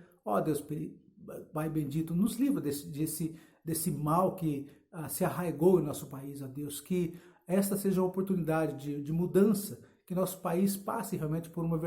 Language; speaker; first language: Portuguese; native; Portuguese